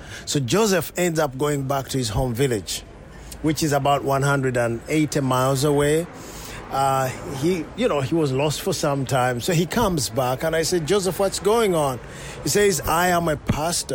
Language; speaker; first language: English; non-native, local second language; Ganda